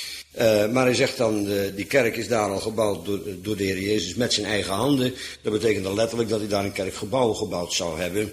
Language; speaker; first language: Dutch; native; Dutch